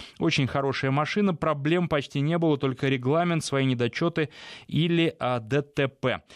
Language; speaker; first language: Russian; native; Russian